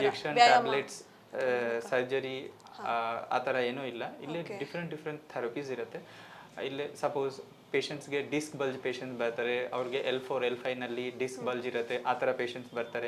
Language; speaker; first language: Kannada; non-native, local second language; Hindi